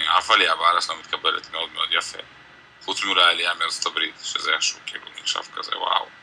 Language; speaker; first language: Hebrew; early bilingual, other home language; Russian